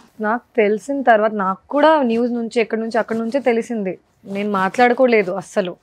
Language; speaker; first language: Telugu; non-native, fluent; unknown